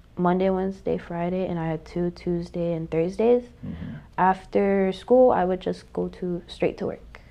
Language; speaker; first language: English; native; English